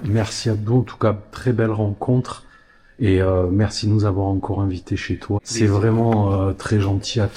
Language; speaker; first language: French; native; French